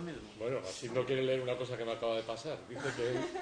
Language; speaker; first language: Spanish; native; Spanish